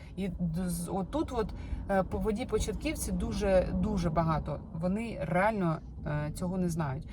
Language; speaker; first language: Ukrainian; non-native, local second language; Russian